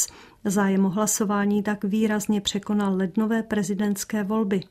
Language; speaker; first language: Czech; native; Czech